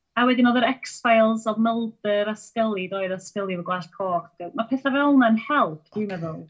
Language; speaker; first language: Welsh; native; Welsh